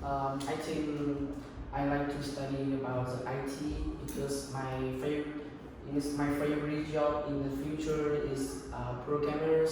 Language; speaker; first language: English; non-native, learner; Vietnamese